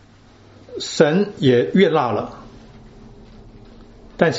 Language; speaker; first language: Chinese; native; Chinese